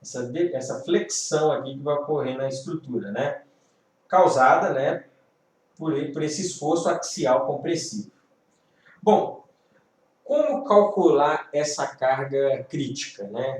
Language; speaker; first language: Portuguese; native; Portuguese